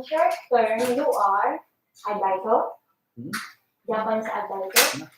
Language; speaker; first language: English; non-native, local second language; Filipino